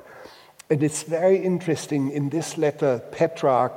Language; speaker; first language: English; non-native, fluent; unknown